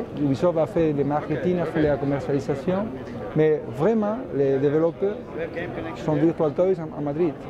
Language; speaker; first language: French; non-native, fluent; Spanish